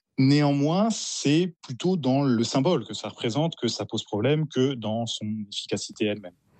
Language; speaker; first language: French; native; French